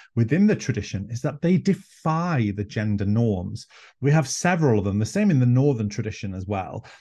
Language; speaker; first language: English; non-native, local second language; Welsh